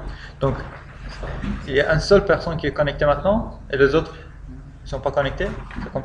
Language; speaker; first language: French; non-native, fluent; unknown